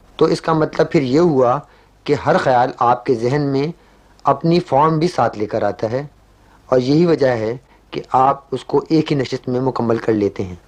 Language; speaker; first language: Urdu; native; Urdu